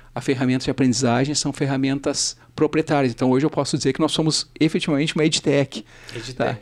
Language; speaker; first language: Portuguese; native; Portuguese